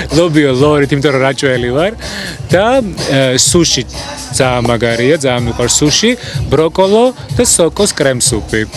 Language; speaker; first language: Georgian; early bilingual, heritage; Georgian